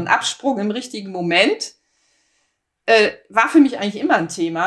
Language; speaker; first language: German; native; German